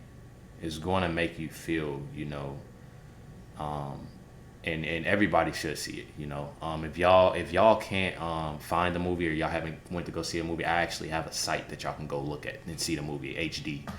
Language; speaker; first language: English; native; English